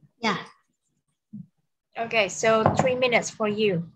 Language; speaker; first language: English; non-native, fluent; Vietnamese